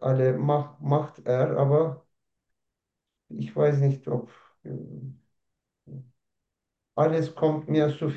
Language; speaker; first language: German; non-native, learner; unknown